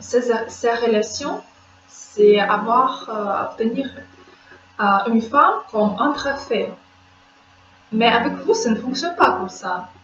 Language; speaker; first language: French; non-native, fluent; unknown